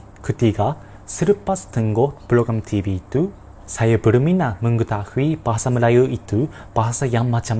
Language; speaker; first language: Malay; non-native, learner; Japanese